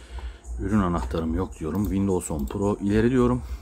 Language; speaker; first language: Turkish; native; Turkish